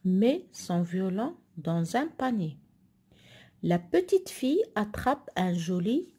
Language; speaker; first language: French; non-native, local second language; Arabic